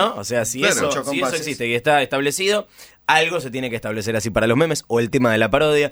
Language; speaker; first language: Spanish; native; Spanish